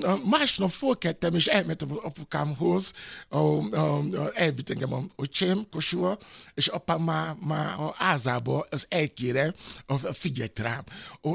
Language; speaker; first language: Hungarian; non-native, learner; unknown